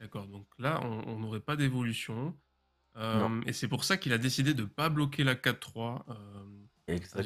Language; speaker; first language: French; native; French